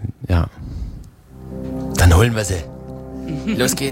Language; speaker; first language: German; native; German